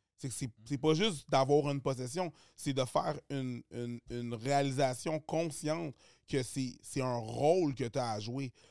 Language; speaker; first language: French; early bilingual, other home language; Haitian Creole